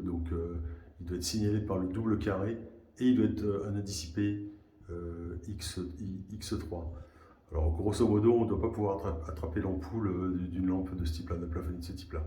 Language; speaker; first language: French; native; French